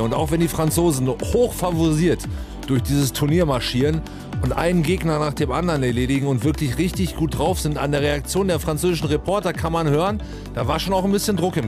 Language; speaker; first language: German; native; German